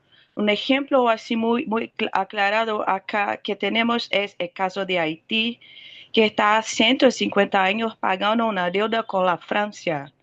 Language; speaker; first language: Spanish; non-native, fluent; Portuguese